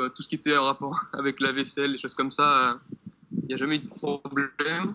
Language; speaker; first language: French; native; French